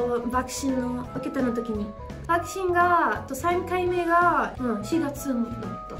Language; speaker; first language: Japanese; non-native, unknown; Italian